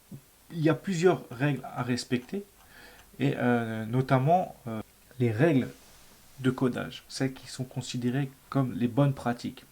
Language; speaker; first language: French; native; French